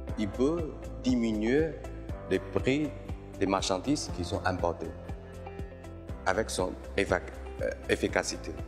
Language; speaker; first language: French; non-native, fluent; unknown